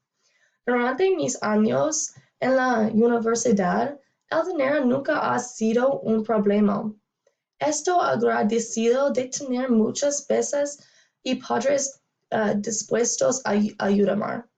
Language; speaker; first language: Spanish; non-native, learner; English